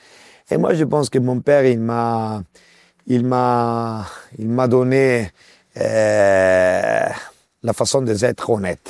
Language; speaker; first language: French; non-native, local second language; Italian